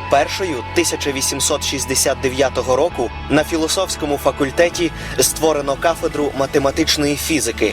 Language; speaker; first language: Ukrainian; native; Ukrainian